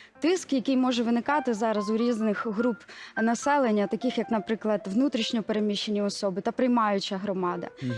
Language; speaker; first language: Ukrainian; native; Ukrainian